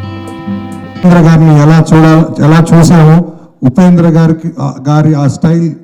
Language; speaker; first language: Telugu; native; Telugu